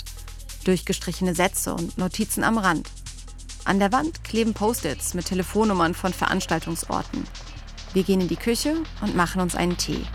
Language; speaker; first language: German; native; German